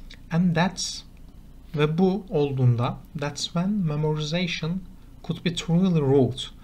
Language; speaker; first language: English; non-native, fluent; Turkish